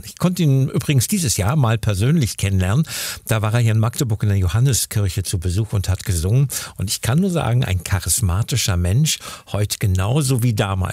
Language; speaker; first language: German; native; German